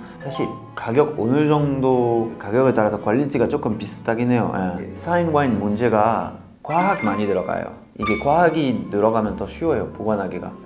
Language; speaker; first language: Korean; non-native, fluent; French